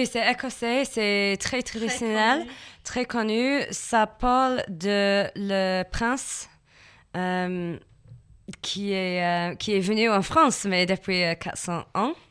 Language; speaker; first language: French; non-native, learner; English